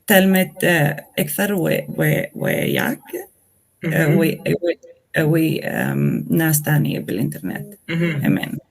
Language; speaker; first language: Arabic; non-native, learner; Swedish